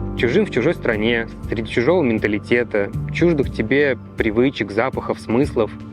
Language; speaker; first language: Russian; native; Russian